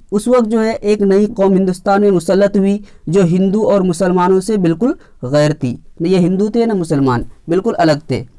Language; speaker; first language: Urdu; native; Urdu